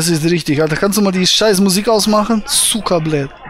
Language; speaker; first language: German; native; German